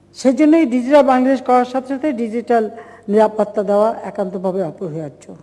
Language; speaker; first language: Bangla; native; Bangla